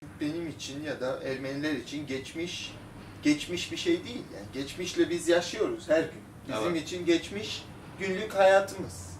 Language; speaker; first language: Turkish; non-native, local second language; Armenian